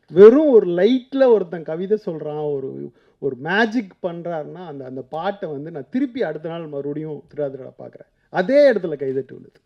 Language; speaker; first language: Tamil; native; Tamil